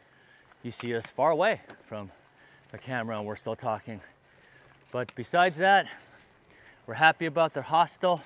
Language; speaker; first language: English; native; English